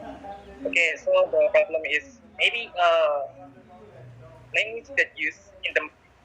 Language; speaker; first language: English; non-native, learner; Indonesian